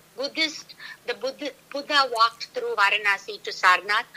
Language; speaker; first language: English; non-native, local second language; Tamil